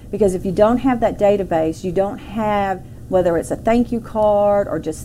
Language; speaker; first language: English; native; English